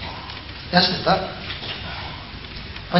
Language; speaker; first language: Russian; non-native, learner; Tibetan